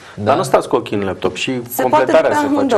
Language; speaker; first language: Romanian; native; Romanian